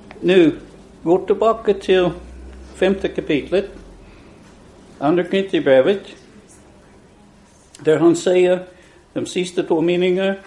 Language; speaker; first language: Swedish; non-native, fluent; English